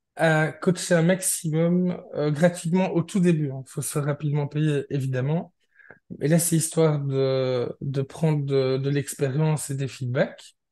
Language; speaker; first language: French; native; French